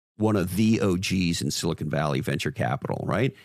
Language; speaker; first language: English; native; English